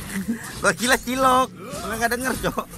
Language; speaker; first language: Indonesian; native; Indonesian